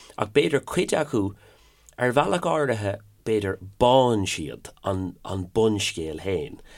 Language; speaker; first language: Irish; non-native, local second language; English